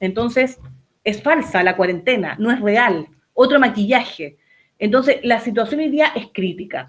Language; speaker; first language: Spanish; native; Spanish